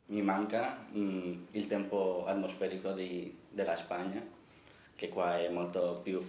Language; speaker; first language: Italian; non-native, learner; Spanish